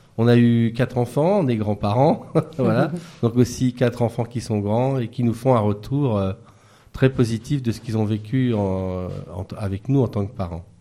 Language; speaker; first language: French; native; French